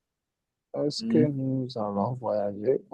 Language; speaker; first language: French; non-native, learner; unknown